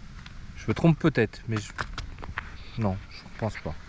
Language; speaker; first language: French; native; French